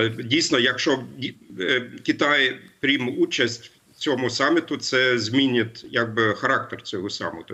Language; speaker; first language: Ukrainian; non-native, fluent; German